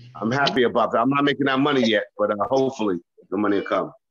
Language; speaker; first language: English; native; English